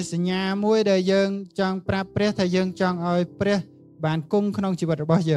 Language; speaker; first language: Khmer; native; Khmer